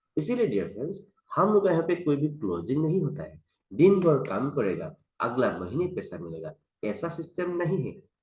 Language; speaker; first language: Hindi; non-native, local second language; Assamese